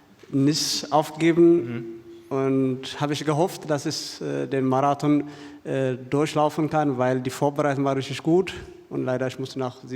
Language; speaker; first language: German; non-native, fluent; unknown